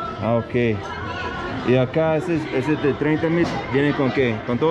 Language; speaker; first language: Spanish; non-native, learner; English